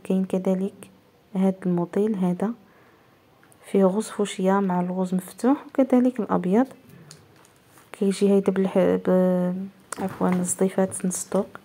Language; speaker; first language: Arabic; native; Arabic